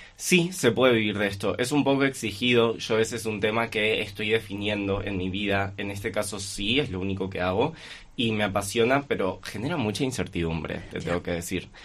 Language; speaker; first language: Spanish; native; Spanish